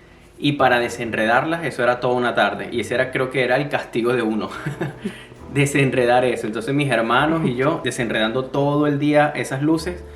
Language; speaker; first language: Spanish; native; Spanish